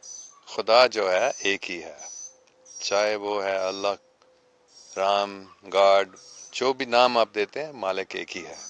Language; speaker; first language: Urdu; non-native, fluent; English